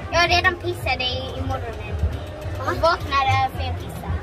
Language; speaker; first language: Swedish; early bilingual, other home language; Filipino